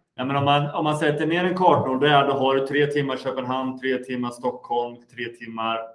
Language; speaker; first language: Swedish; native; Swedish